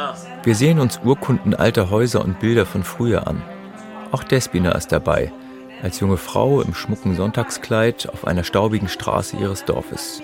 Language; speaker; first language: German; native; German